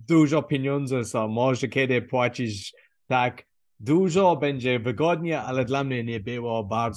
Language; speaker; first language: Polish; non-native, learner; English